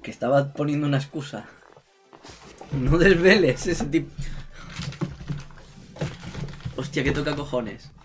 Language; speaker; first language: Spanish; native; Spanish